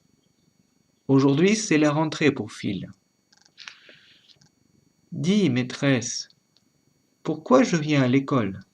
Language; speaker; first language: French; non-native, learner; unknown